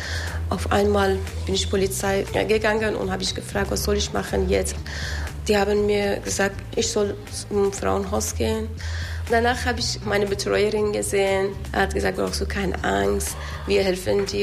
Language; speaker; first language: German; non-native, learner; Persian